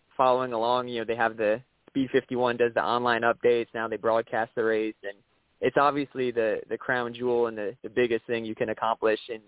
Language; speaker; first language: English; native; English